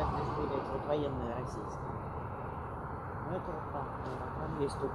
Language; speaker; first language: Russian; native; Russian